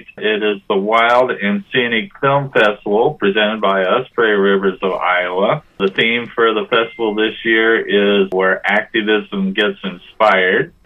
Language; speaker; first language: English; native; English